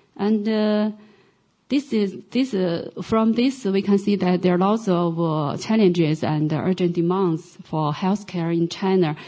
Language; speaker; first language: English; non-native, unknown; Chinese